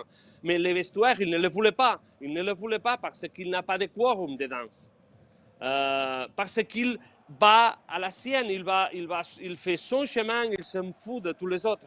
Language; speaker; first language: French; non-native, fluent; Spanish